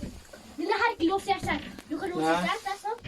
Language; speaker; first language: Swedish; early bilingual, other home language; S'gaw Karen